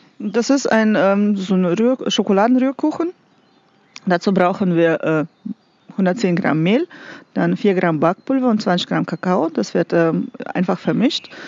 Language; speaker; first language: German; non-native, fluent; Russian